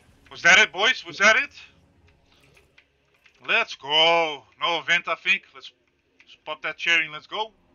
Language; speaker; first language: English; non-native, fluent; Dutch